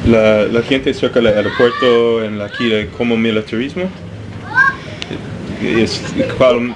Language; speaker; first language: Spanish; non-native, learner; English